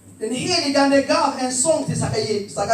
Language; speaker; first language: Swedish; non-native, fluent; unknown